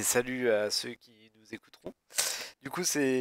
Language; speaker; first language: French; native; French